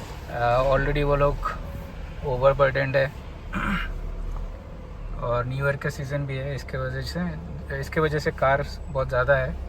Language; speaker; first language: Hindi; native; Hindi